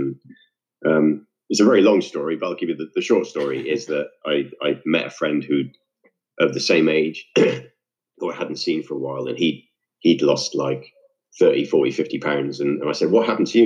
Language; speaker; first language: English; native; English